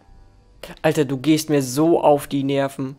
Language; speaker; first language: German; native; German